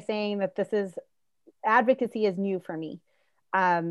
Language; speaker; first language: English; early bilingual, other home language; Spanish